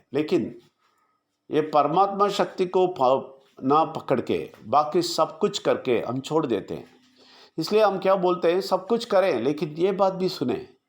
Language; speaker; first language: Hindi; non-native, local second language; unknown